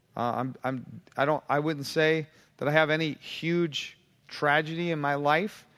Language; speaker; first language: English; native; English